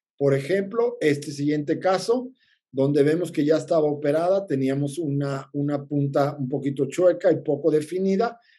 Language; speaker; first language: Spanish; native; Spanish